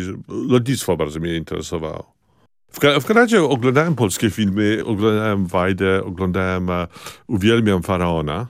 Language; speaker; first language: Polish; early bilingual, heritage; Polish